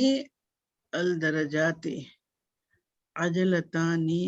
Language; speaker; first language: Arabic; non-native, learner; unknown